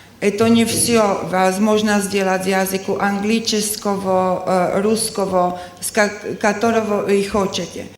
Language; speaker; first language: Russian; non-native, learner; Slovak